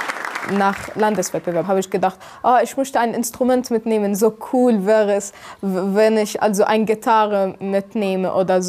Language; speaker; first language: German; non-native, fluent; Arabic